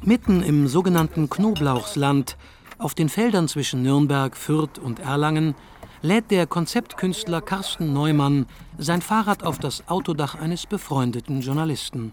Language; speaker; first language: German; native; German